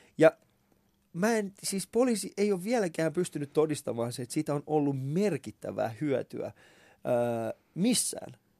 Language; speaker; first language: Finnish; early bilingual, other home language; Persian